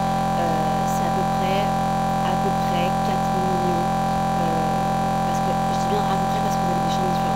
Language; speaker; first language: French; native; French